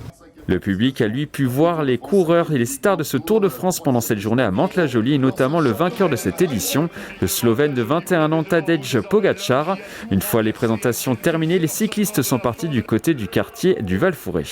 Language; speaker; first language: French; native; French